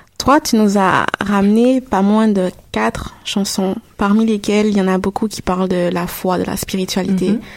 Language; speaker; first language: French; native; French